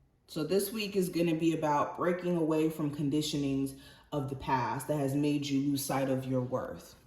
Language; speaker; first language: English; native; English